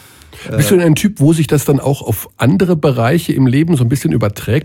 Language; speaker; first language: German; native; German